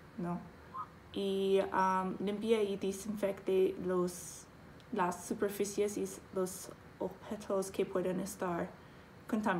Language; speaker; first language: Spanish; non-native, learner; English